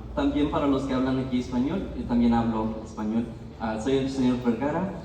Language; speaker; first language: Spanish; early bilingual, heritage; Spanish